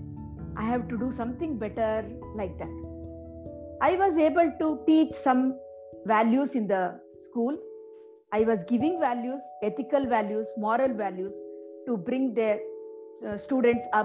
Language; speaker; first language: English; non-native, local second language; Kannada